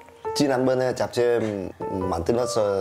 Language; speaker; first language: Korean; non-native, learner; Vietnamese